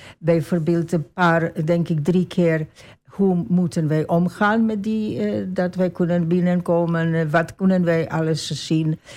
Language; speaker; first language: Dutch; non-native, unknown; Croatian